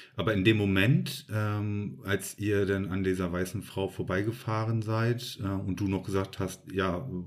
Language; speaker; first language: German; early bilingual, heritage; Polish